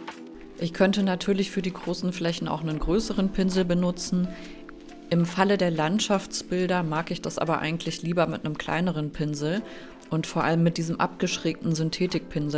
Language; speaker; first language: German; native; German